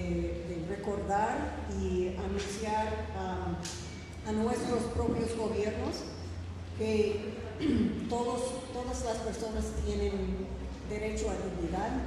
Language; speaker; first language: Spanish; non-native, fluent; English